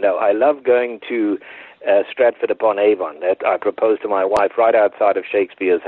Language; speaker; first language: English; native; English